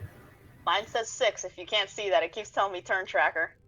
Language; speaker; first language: English; native; English